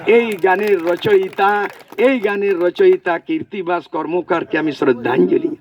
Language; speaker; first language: Bangla; non-native, local second language; Santali